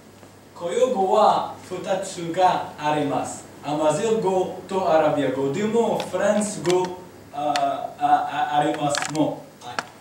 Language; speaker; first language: Japanese; non-native, learner; Arabic